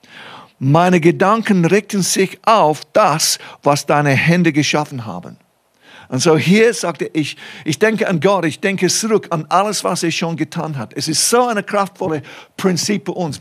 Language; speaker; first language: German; non-native, fluent; English